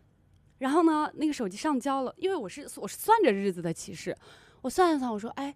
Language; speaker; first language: Chinese; native; Chinese